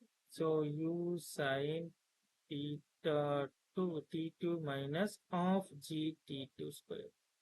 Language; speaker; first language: English; non-native, local second language; Tamil